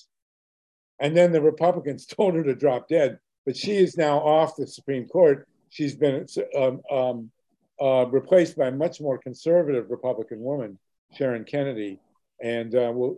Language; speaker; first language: English; native; English